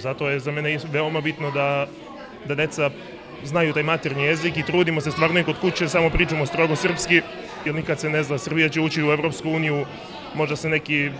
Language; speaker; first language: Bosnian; early bilingual, heritage; Bosnian